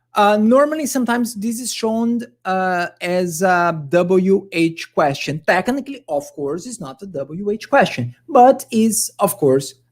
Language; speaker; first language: English; non-native, fluent; Portuguese